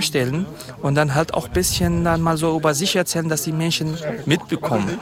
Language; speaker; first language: German; non-native, fluent; Kurdish